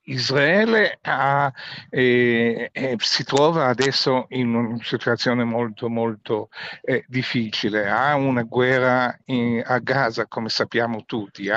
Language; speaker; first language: Italian; non-native, fluent; Hebrew